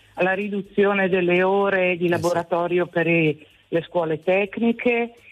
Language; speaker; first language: Italian; native; Italian